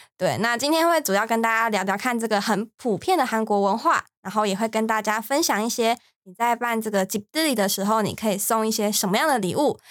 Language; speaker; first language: Chinese; native; Chinese